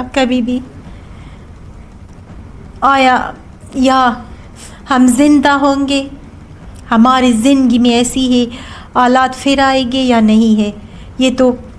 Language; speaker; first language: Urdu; non-native, learner; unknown